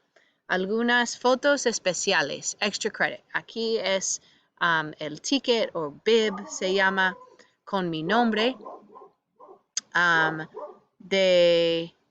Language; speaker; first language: Spanish; non-native, fluent; English